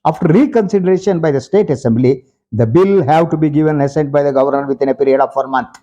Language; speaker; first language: English; non-native, local second language; Kannada